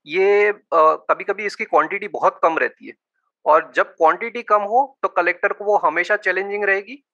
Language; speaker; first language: Hindi; non-native, local second language; Gujarati